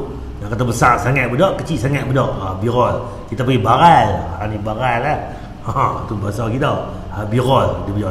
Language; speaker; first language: Malay; native; Malay